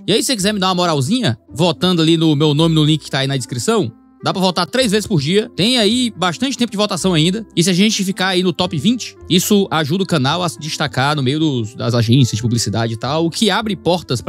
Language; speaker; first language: Portuguese; native; Portuguese